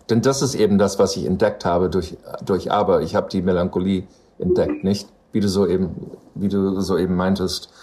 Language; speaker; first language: German; non-native, fluent; English